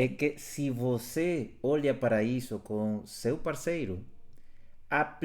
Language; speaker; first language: Portuguese; non-native, fluent; Spanish